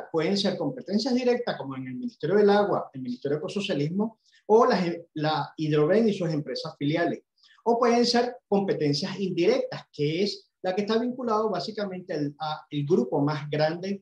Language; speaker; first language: Spanish; native; Spanish